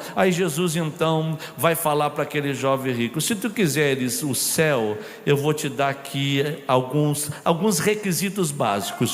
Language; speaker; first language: Portuguese; native; Portuguese